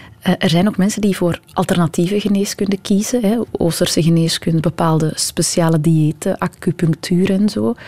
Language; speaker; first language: Dutch; native; Dutch